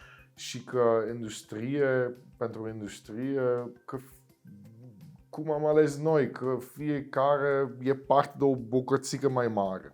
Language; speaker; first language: Romanian; non-native, fluent; Dutch